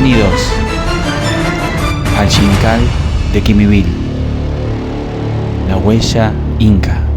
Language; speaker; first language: Spanish; native; Spanish